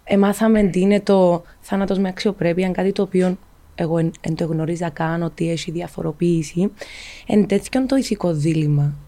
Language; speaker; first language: Greek; native; Greek